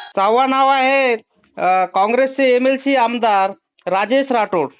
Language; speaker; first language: Marathi; non-native, local second language; Lambadi